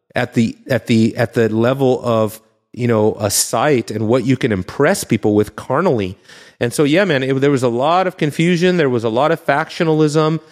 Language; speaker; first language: English; native; English